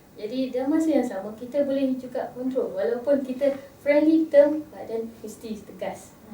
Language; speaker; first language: Malay; native; Malay